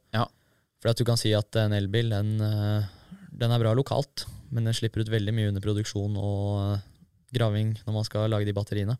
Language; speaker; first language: Norwegian; native; Norwegian